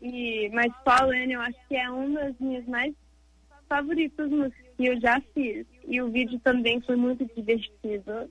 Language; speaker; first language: Portuguese; early bilingual, heritage; English